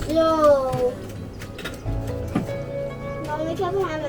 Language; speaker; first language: Dutch; early bilingual, heritage; Dutch